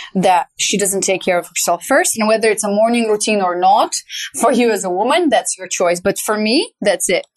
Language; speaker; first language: English; non-native, fluent; Romanian